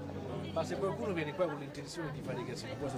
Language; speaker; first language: Italian; native; Italian